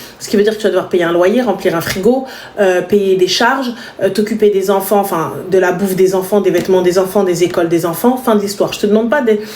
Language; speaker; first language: French; native; French